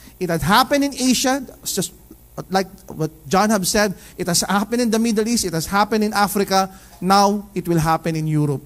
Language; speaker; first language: English; non-native, local second language; Filipino